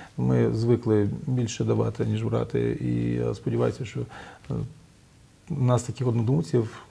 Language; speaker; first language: Ukrainian; native; Ukrainian